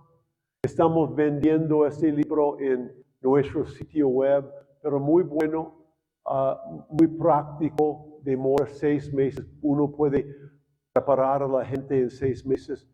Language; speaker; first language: Spanish; non-native, fluent; English